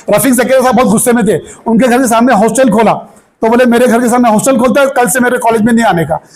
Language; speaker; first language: Hindi; non-native, local second language; Marathi